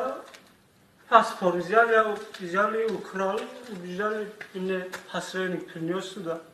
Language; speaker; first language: Russian; non-native, learner; Tajik